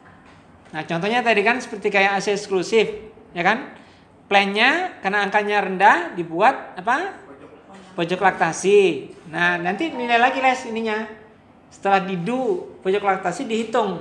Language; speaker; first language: Indonesian; native; Indonesian